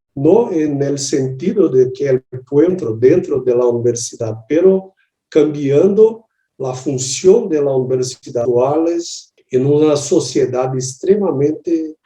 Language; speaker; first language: Spanish; non-native, learner; Portuguese